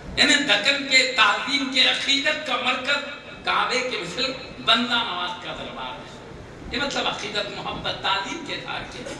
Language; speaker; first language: Urdu; native; Urdu